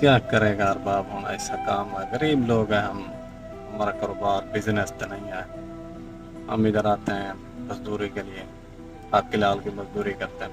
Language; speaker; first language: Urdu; non-native, local second language; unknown